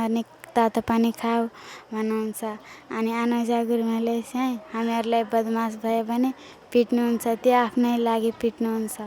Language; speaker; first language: Nepali; non-native, fluent; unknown